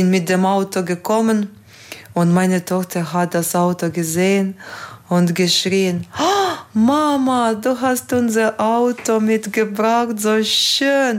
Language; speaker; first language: German; non-native, fluent; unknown